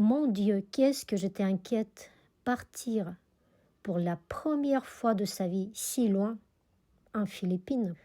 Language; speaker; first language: French; non-native, fluent; Russian